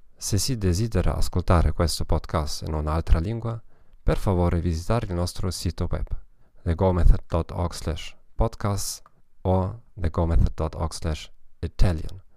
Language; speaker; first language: Italian; non-native, learner; German